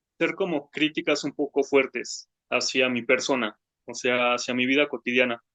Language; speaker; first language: Spanish; native; Spanish